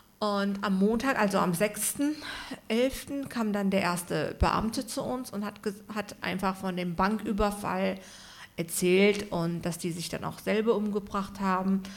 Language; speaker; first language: German; early bilingual, other home language; Turkish